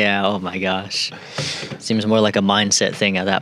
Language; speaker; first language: English; native; English